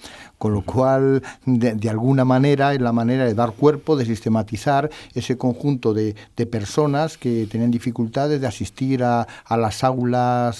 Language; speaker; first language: Spanish; native; Spanish